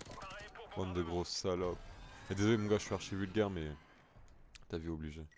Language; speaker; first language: French; native; French